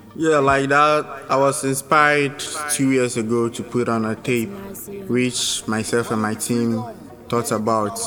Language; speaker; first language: English; non-native, local second language; Ewe